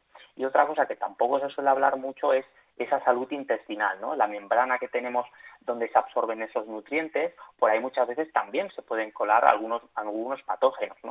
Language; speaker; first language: Spanish; native; Spanish